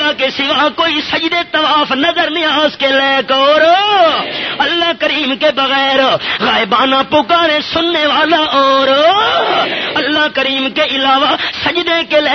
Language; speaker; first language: Urdu; non-native, local second language; Pashto